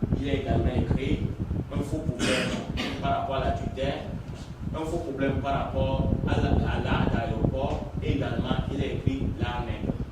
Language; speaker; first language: French; non-native, local second language; Ewe